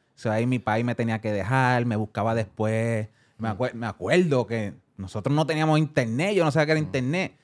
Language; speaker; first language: Spanish; early bilingual, heritage; Spanish